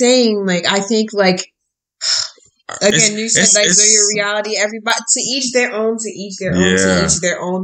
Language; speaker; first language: English; early bilingual, other home language; Haitian Creole